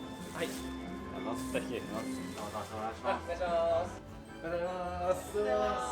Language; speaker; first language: Japanese; native; Japanese